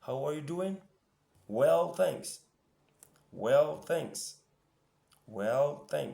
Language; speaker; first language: English; non-native, fluent; French